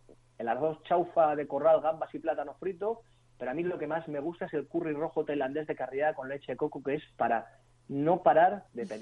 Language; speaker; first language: Spanish; native; Spanish